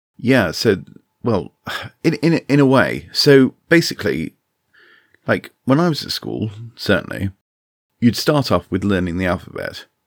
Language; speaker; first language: English; native; English